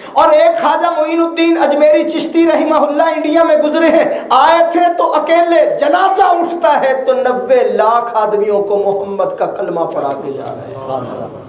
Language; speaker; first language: Urdu; non-native, local second language; Punjabi